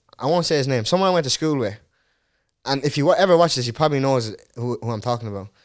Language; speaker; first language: English; early bilingual, other home language; Dutch